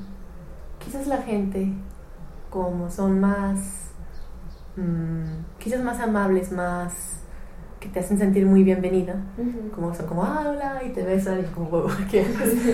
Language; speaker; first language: Spanish; non-native, fluent; English